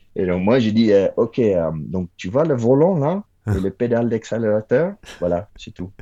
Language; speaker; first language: French; non-native, fluent; English